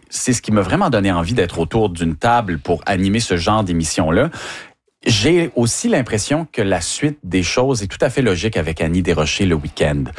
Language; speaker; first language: French; native; French